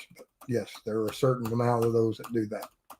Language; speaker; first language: English; native; English